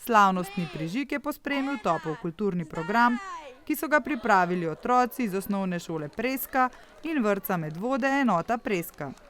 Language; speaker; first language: Slovenian; native; Slovenian